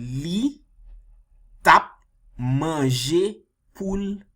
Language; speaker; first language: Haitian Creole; early bilingual, heritage; Haitian Creole